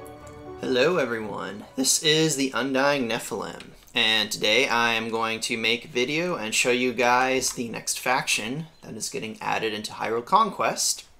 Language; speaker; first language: English; native; English